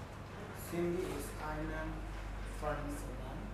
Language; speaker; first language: German; non-native, learner; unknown